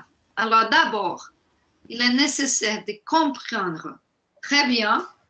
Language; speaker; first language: French; non-native, fluent; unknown